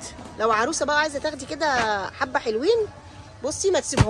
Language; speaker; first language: Arabic; native; Arabic